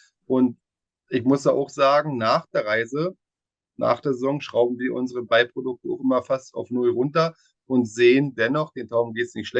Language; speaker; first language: German; native; German